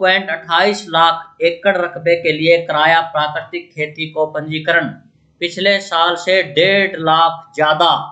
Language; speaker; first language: Hindi; native; Hindi